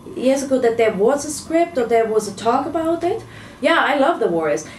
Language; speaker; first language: English; non-native, fluent; German